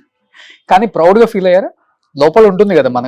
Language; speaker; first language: Telugu; native; Telugu